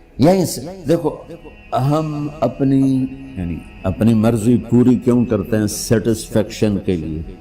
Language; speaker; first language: Urdu; non-native, local second language; Punjabi